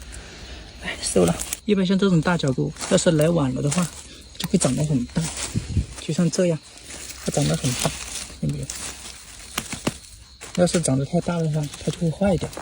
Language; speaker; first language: Chinese; native; Chinese